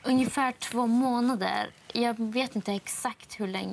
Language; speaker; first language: Swedish; non-native, fluent; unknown